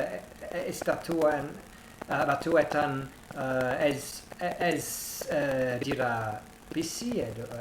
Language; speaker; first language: Basque; non-native, learner; English